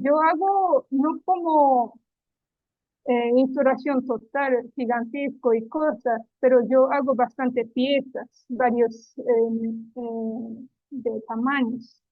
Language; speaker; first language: Spanish; non-native, learner; Japanese